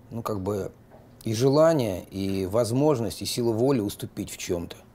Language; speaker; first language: Russian; native; Russian